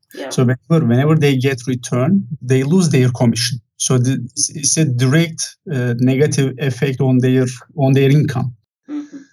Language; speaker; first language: English; non-native, fluent; Turkish